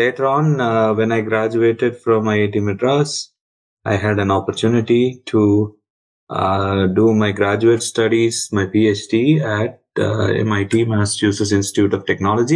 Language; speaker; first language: English; non-native, local second language; Tamil